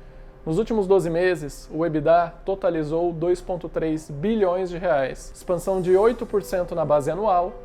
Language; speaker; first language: Portuguese; native; Portuguese